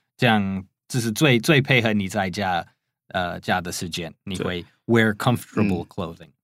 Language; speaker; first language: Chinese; non-native, fluent; English